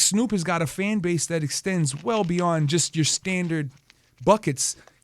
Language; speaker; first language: English; native; English